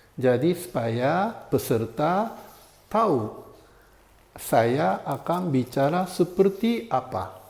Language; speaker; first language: Indonesian; non-native, fluent; Japanese